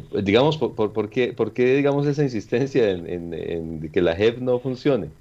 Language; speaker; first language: Spanish; native; Spanish